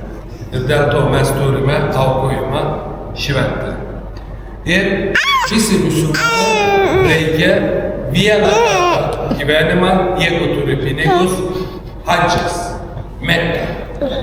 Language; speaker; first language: Lithuanian; non-native, learner; Turkish